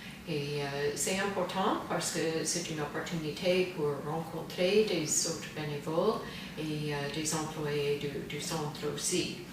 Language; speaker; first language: French; non-native, fluent; English